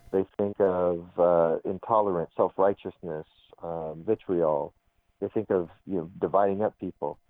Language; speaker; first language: English; native; English